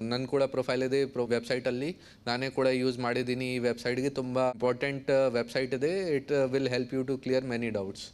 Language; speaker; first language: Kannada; non-native, learner; Hindi